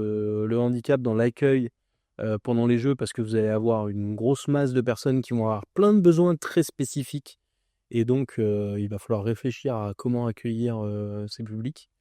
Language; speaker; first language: French; native; French